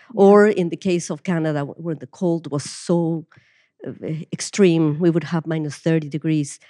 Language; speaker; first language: English; non-native, fluent; Spanish